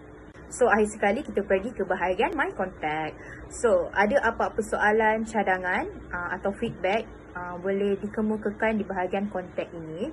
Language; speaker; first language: Malay; native; Malay